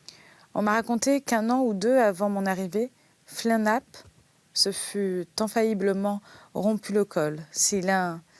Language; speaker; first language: French; native; French